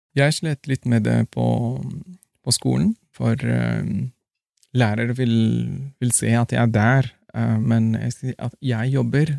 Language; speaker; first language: Norwegian; non-native, fluent; Arabic